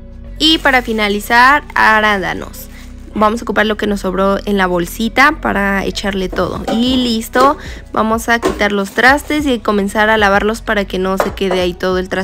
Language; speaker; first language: Spanish; native; Spanish